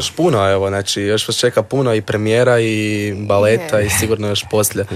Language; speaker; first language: Serbian; native; Serbian